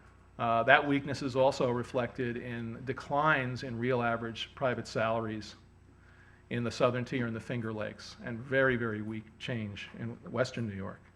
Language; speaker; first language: English; native; English